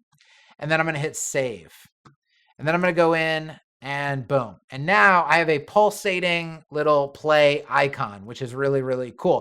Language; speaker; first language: English; native; English